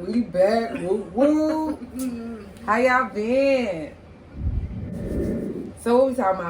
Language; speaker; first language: English; native; English